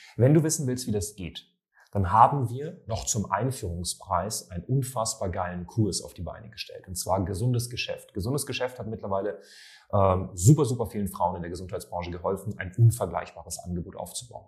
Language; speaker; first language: German; native; German